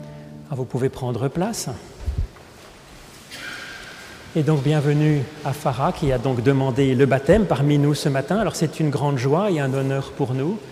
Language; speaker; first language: French; native; French